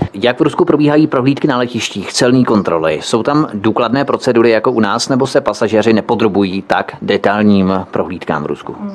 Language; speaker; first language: Czech; native; Czech